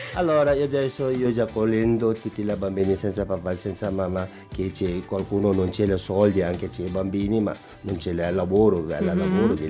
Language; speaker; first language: Italian; non-native, learner; Nepali